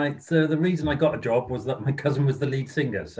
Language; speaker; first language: English; native; English